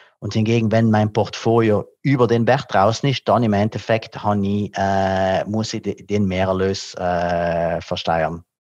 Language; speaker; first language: German; non-native, local second language; Italian